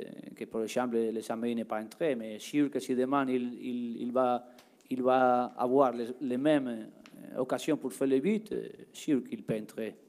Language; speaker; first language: French; non-native, learner; Spanish